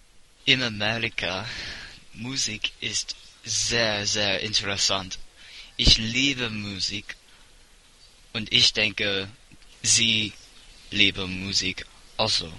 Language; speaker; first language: German; non-native, learner; English